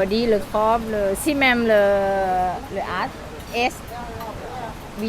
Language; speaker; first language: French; non-native, learner; Thai